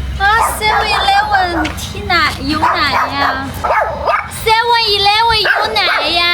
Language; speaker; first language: Thai; non-native, learner; Chinese